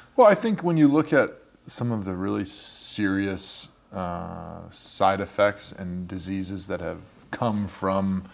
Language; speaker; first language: English; native; English